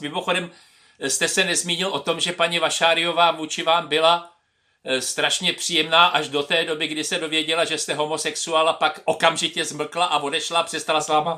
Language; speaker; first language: Czech; native; Czech